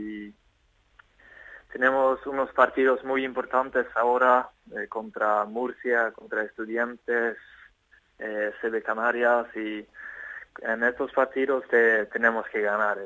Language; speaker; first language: Spanish; non-native, fluent; Swedish